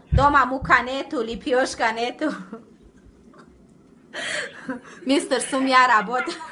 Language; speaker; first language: Russian; non-native, learner; Tajik